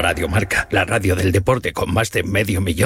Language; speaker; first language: Spanish; native; Spanish